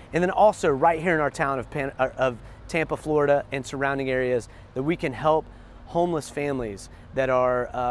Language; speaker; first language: English; native; English